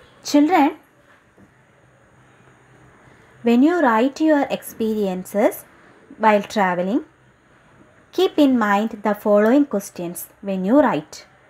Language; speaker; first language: English; non-native, local second language; Malayalam